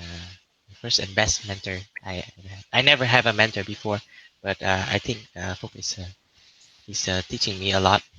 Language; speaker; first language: English; non-native, learner; Vietnamese